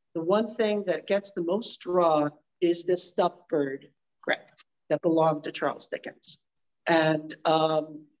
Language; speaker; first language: English; native; English